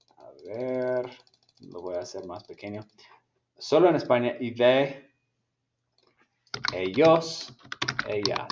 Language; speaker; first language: Spanish; non-native, fluent; English